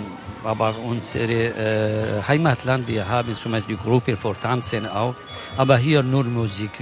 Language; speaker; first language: German; non-native, local second language; Kurdish